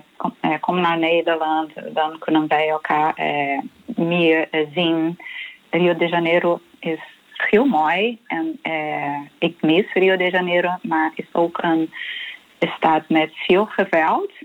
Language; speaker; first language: Dutch; non-native, fluent; Portuguese